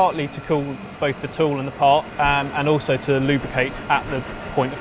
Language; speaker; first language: English; native; English